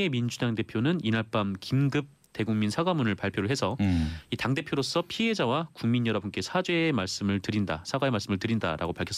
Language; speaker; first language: Korean; native; Korean